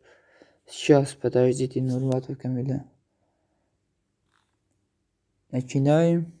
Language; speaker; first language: Russian; non-native, learner; Tajik